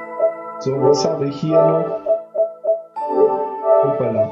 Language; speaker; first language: German; non-native, fluent; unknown